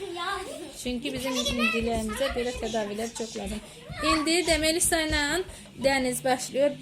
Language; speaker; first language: Turkish; early bilingual, heritage; Turkish